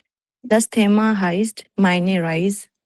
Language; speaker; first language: German; non-native, learner; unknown